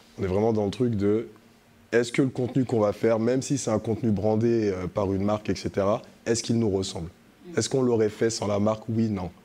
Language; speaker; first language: French; early bilingual, other home language; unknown